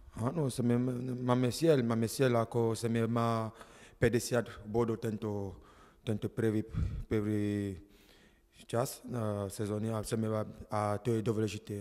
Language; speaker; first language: Slovak; non-native, learner; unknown